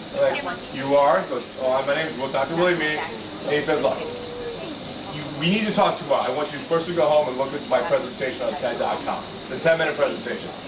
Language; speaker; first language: English; native; English